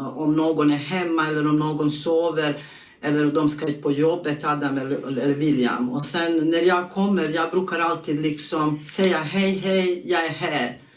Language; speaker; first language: Swedish; non-native, learner; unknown